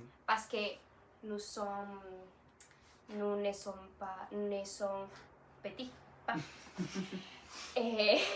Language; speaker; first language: French; non-native, learner; Spanish